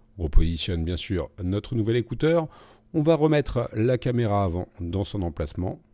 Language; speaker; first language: French; native; French